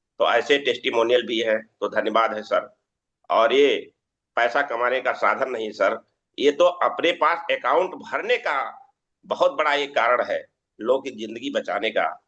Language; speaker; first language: Hindi; native; Hindi